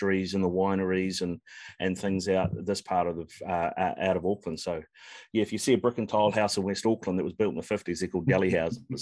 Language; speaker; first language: English; native; English